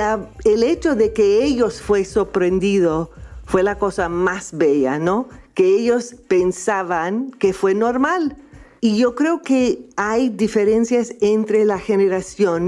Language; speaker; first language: Spanish; non-native, fluent; English